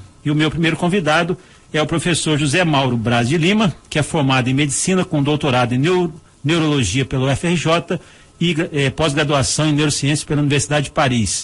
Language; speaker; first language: Portuguese; native; Portuguese